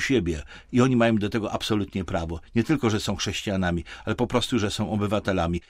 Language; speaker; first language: Polish; native; Polish